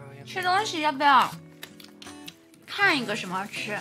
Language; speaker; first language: Chinese; native; Chinese